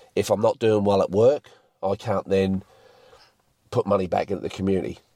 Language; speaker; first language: English; native; English